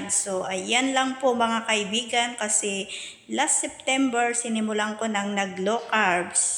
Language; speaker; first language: Filipino; non-native, local second language; Cebuano